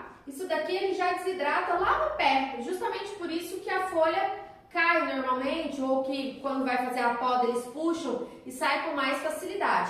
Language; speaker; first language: Portuguese; native; Portuguese